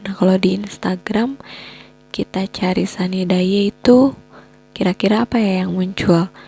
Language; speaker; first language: Indonesian; native; Indonesian